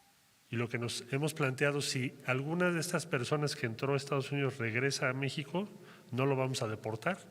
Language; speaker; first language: Spanish; native; Spanish